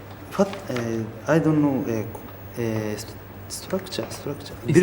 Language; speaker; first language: English; non-native, learner; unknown